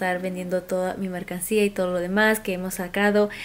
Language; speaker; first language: Spanish; early bilingual, heritage; Spanish